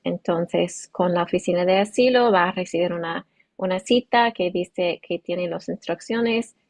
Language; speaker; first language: Spanish; non-native, learner; English